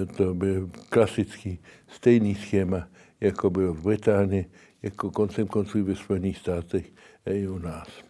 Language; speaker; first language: Czech; early bilingual, heritage; Czech